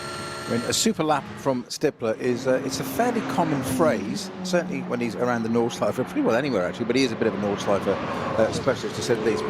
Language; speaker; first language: English; native; English